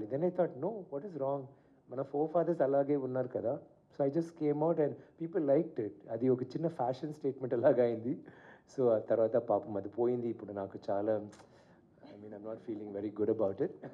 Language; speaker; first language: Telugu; non-native, learner; Tamil